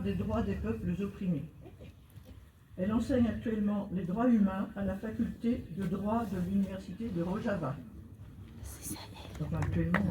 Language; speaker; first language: French; native; French